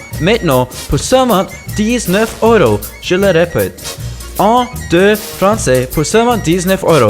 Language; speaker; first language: French; non-native, learner; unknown